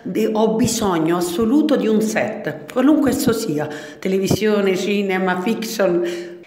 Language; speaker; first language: Italian; native; Italian